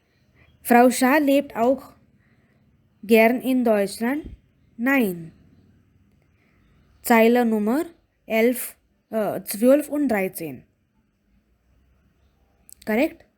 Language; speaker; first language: German; non-native, fluent; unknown